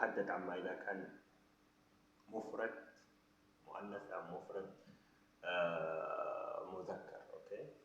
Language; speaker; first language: Arabic; non-native, fluent; Hausa